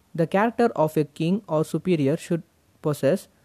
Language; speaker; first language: English; non-native, local second language; Tamil